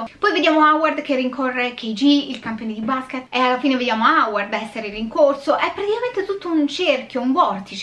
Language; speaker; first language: Italian; native; Italian